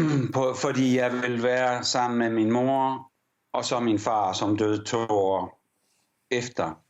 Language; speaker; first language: Danish; early bilingual, heritage; English